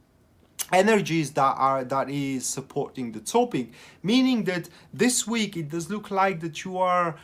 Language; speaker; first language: English; non-native, fluent; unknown